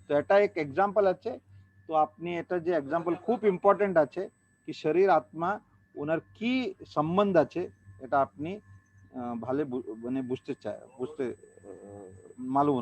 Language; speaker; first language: Bangla; non-native, learner; Hindi